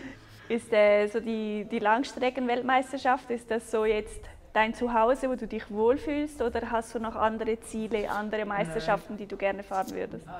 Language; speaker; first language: German; native; German